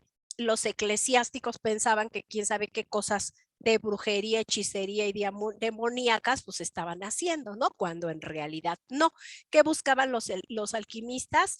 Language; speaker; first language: Spanish; native; Spanish